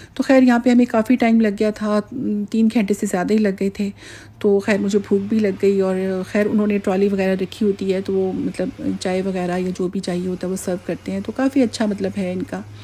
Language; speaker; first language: Urdu; native; Urdu